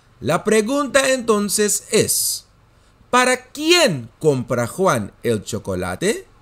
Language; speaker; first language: Spanish; non-native, fluent; Dutch